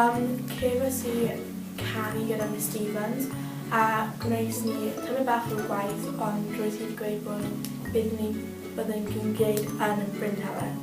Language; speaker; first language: Welsh; non-native, local second language; English